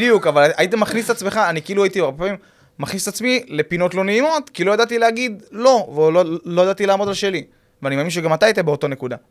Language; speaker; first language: Hebrew; native; Hebrew